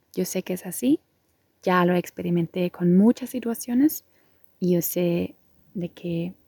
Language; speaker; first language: Spanish; non-native, fluent; German